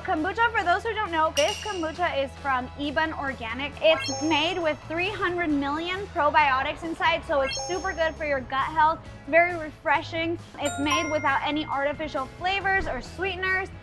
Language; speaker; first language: English; early bilingual, other home language; Chinese